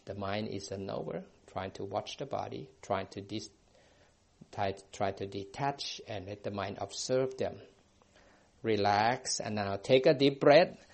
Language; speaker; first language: English; non-native, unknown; Thai